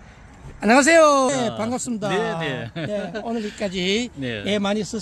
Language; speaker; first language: Korean; native; Korean